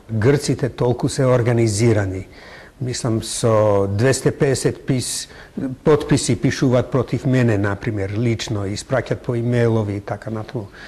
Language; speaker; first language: Macedonian; non-native, fluent; English